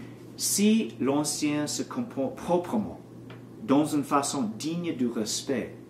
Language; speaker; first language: French; non-native, learner; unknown